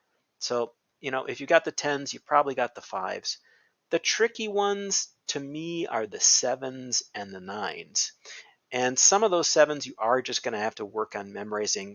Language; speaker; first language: English; native; English